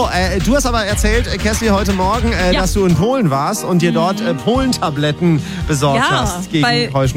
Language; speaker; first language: German; native; German